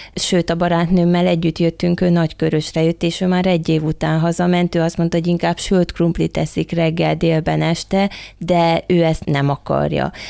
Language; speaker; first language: Hungarian; native; Hungarian